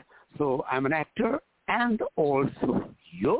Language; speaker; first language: English; non-native, local second language; Hindi